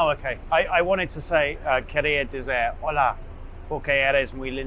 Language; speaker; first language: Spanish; non-native, learner; English